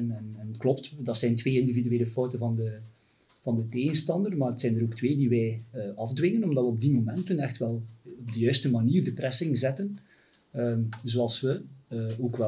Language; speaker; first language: Dutch; native; Dutch